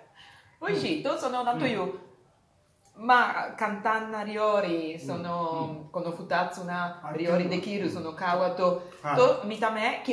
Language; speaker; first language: Japanese; non-native, learner; Italian